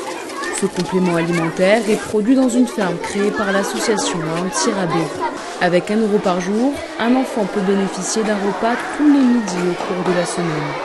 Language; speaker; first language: French; native; French